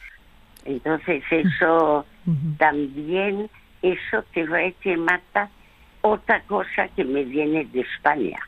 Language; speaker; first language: Spanish; early bilingual, other home language; French